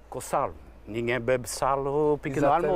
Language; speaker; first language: Portuguese; non-native, learner; French